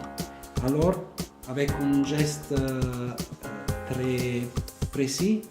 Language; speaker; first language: French; non-native, fluent; Italian